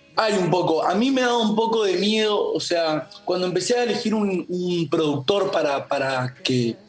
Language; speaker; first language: Spanish; native; Spanish